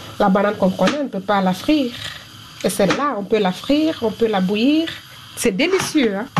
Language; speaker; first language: French; non-native, local second language; Fula